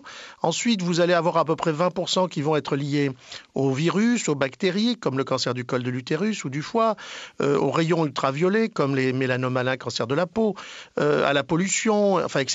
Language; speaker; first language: French; native; French